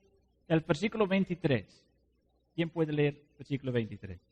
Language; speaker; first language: Spanish; non-native, fluent; Dutch